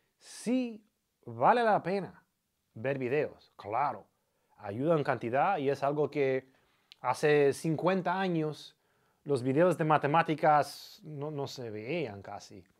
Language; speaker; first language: Spanish; non-native, fluent; English